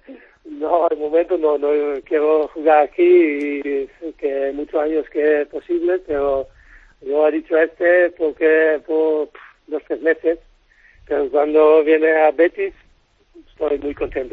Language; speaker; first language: Spanish; non-native, learner; Dutch